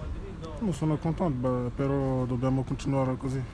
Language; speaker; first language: Italian; non-native, learner; French